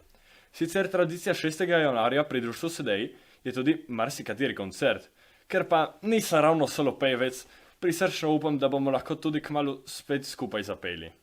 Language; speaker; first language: Slovenian; native; Slovenian